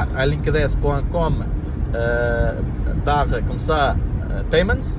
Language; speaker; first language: French; non-native, fluent; Portuguese